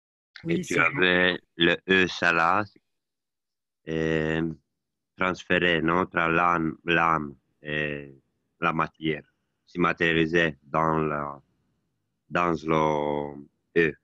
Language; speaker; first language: French; non-native, learner; Romanian